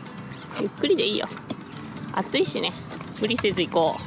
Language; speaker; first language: Japanese; native; Japanese